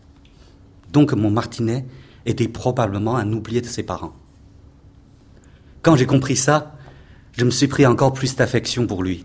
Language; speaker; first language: French; non-native, fluent; Chinese